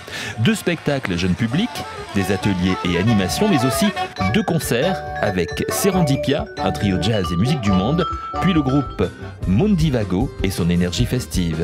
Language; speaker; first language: French; native; French